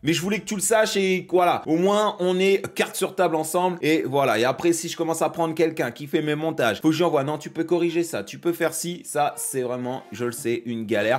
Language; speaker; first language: French; native; French